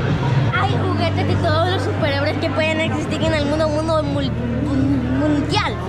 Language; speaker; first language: Spanish; native; Spanish